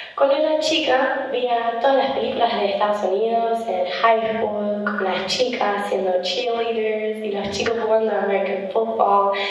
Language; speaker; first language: Spanish; non-native, fluent; German